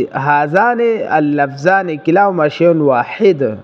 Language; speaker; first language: Arabic; non-native, learner; Pashto